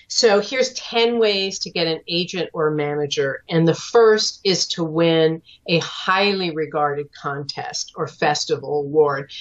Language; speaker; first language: English; native; English